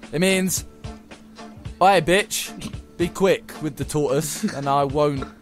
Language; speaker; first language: English; native; English